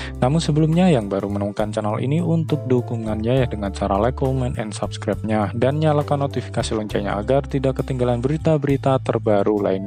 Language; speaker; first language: Indonesian; native; Indonesian